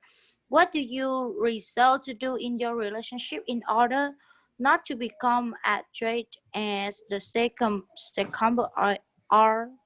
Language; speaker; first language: English; non-native, learner; Vietnamese